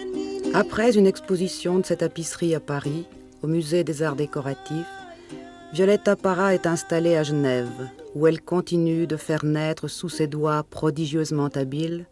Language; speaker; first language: French; native; French